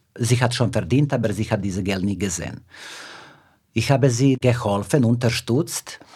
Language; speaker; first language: German; non-native, fluent; Serbian